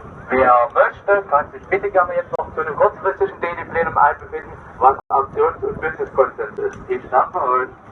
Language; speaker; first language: German; native; German